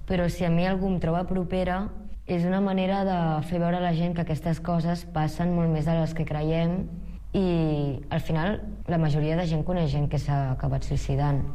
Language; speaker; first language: Catalan; early bilingual, other home language; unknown